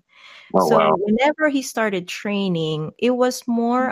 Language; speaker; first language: English; non-native, local second language; Filipino